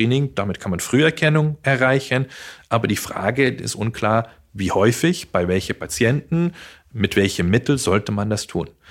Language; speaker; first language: German; non-native, fluent; Dutch